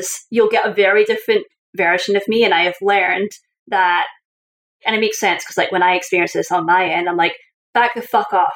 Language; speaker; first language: English; native; English